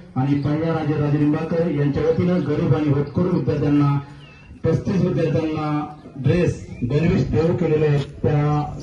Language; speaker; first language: Marathi; native; Marathi